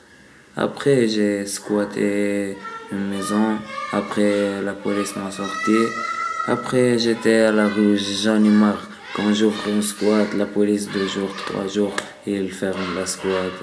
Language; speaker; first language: French; non-native, learner; Arabic